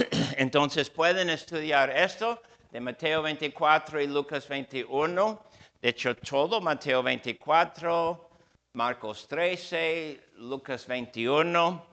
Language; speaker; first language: Spanish; non-native, fluent; English